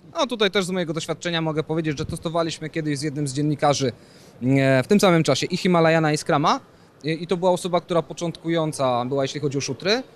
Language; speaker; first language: Polish; native; Polish